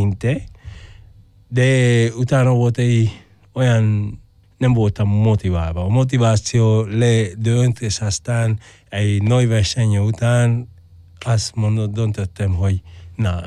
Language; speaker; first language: Hungarian; non-native, fluent; Spanish